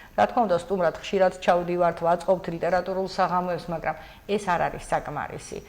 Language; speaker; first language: Georgian; native; Georgian